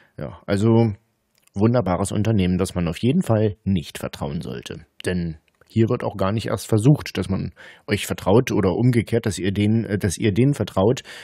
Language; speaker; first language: German; native; German